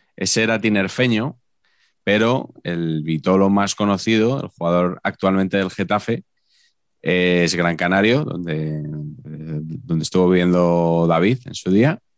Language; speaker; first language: Spanish; native; Spanish